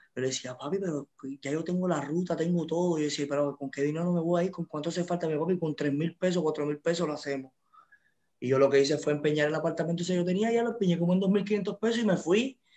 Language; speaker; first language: Spanish; native; Spanish